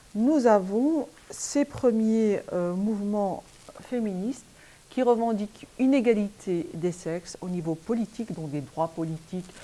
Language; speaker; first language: French; native; French